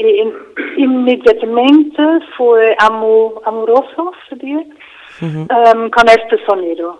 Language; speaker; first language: Spanish; non-native, fluent; English